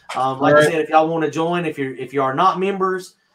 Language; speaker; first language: English; native; English